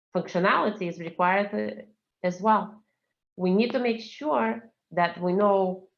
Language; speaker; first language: English; non-native, fluent; Russian